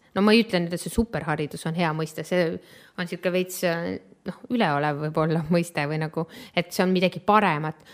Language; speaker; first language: Estonian; native; Estonian